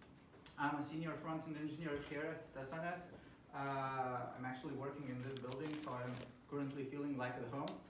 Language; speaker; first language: English; non-native, fluent; Lithuanian